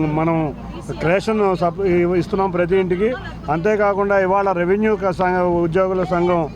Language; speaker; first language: Telugu; native; Telugu